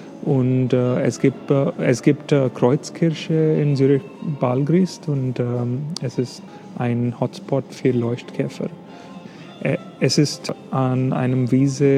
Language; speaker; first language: German; non-native, fluent; English